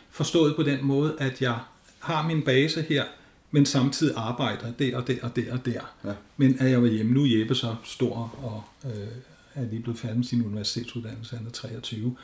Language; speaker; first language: Danish; native; Danish